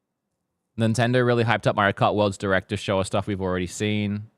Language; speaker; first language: English; native; English